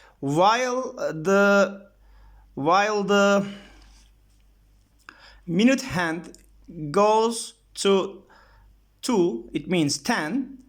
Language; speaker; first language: English; non-native, learner; Turkish